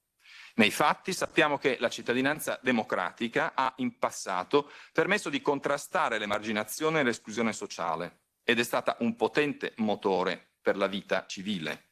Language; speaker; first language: Italian; native; Italian